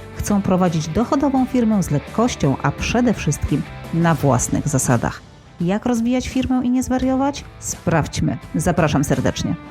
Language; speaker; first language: Polish; native; Polish